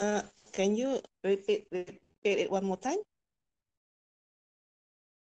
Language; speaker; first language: English; non-native, learner; Indonesian